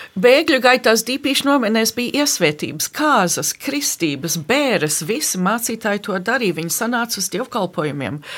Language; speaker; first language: Latvian; early bilingual, heritage; Latvian